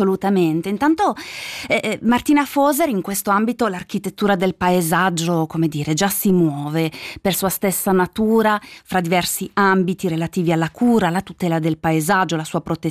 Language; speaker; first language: Italian; native; Italian